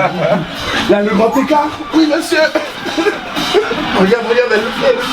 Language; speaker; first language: French; native; French